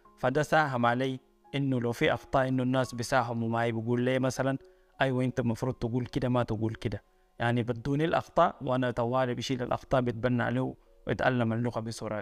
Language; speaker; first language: Arabic; native; Arabic